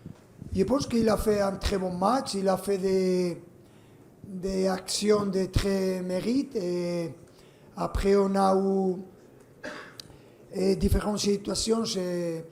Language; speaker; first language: French; non-native, fluent; Spanish